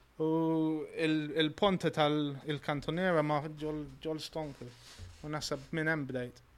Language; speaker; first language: Maltese; early bilingual, heritage; Maltese